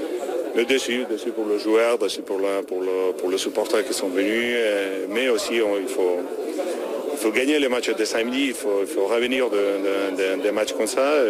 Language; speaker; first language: French; non-native, fluent; Spanish